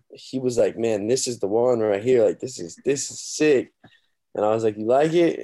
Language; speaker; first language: English; native; English